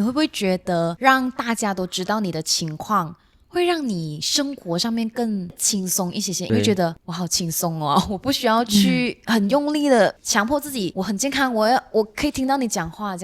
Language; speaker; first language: Chinese; non-native, local second language; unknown